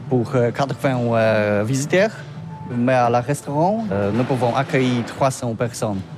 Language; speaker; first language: French; non-native, learner; Polish